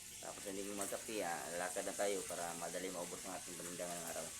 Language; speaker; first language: Filipino; non-native, local second language; Cebuano